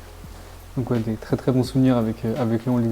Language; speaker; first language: French; native; French